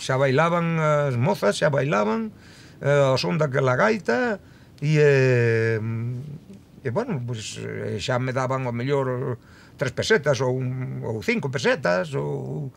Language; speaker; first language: Galician; native; Galician